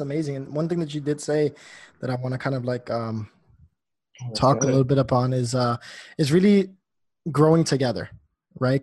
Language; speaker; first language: English; native; English